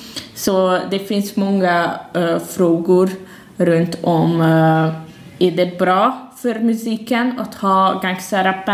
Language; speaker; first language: Swedish; non-native, fluent; Hungarian